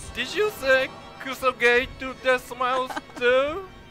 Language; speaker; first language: English; non-native, learner; Japanese